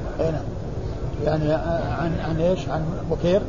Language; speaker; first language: Arabic; native; Arabic